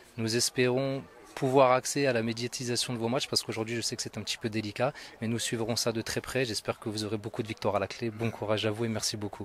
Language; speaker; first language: French; native; French